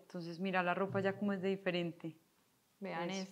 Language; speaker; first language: Spanish; native; Spanish